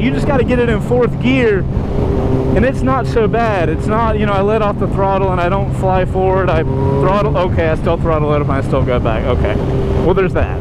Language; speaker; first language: English; native; English